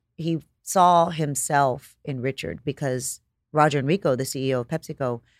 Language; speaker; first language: English; native; English